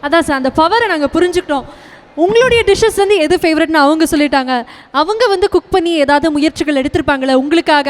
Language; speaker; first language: Tamil; native; Tamil